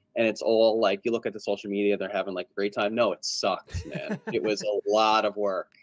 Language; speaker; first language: English; native; English